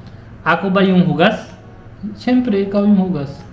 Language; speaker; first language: Filipino; non-native, learner; Hindi